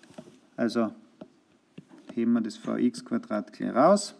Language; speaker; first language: German; native; German